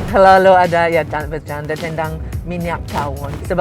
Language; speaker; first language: Indonesian; non-native, fluent; English